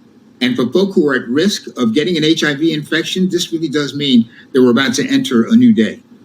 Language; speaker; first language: English; native; English